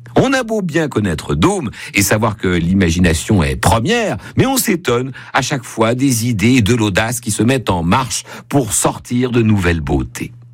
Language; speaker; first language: French; native; French